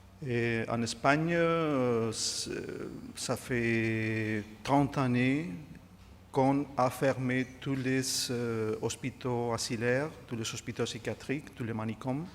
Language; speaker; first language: French; non-native, fluent; Spanish